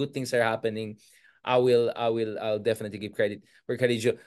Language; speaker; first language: English; non-native, local second language; Filipino